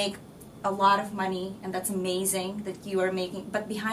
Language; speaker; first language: English; non-native, local second language; Filipino